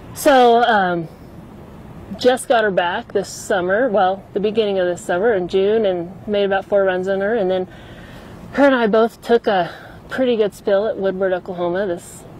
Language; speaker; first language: English; native; English